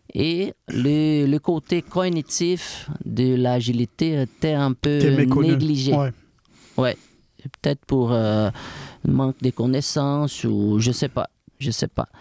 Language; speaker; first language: French; non-native, fluent; Portuguese